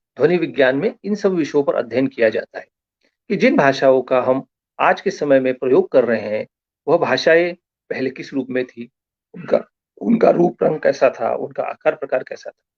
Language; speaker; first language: Hindi; non-native, local second language; Marathi